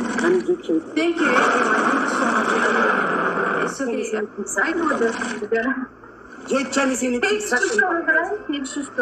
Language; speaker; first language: English; non-native, learner; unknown